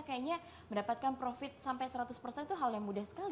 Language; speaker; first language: Indonesian; native; Indonesian